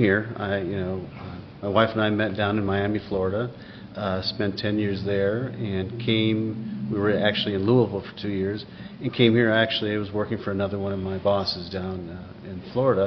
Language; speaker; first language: English; native; English